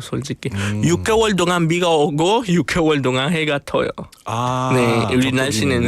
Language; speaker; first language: Korean; non-native, fluent; Spanish